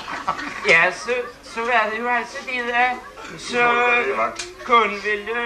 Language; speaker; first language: Danish; native; Danish